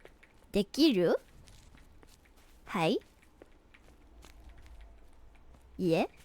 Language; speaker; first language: Japanese; non-native, learner; English